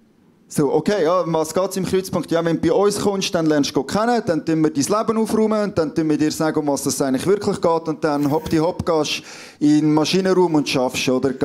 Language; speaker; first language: German; native; German